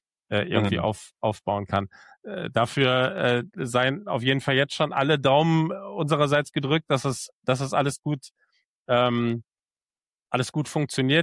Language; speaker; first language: German; native; German